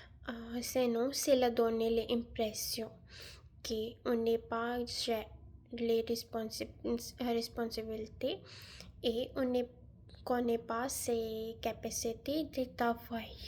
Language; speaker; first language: French; non-native, learner; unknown